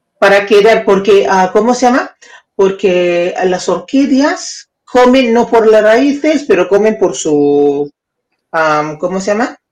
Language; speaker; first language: Spanish; non-native, learner; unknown